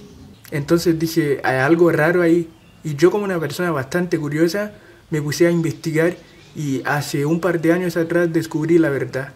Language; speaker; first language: Spanish; non-native, fluent; Haitian Creole